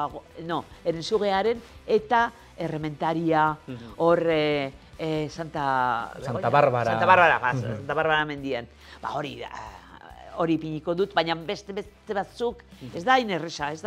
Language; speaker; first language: Basque; non-native, local second language; Spanish